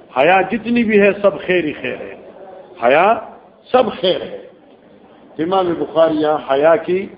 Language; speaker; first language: Urdu; non-native, local second language; Northern Hindko